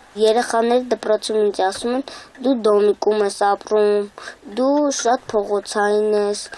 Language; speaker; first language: Armenian; native; Armenian